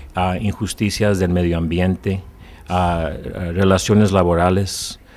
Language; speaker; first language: Spanish; early bilingual, heritage; Spanish